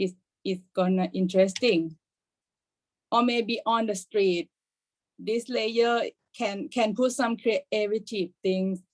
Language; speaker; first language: English; non-native, learner; Thai